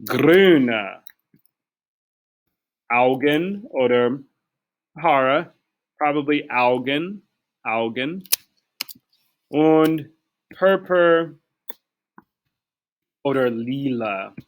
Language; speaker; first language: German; non-native, fluent; English